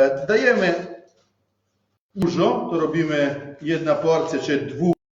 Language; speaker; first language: Polish; non-native, learner; Italian